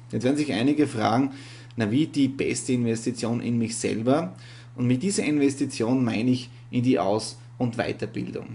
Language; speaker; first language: German; native; German